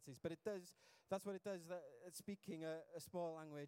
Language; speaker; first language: English; non-native, local second language; Welsh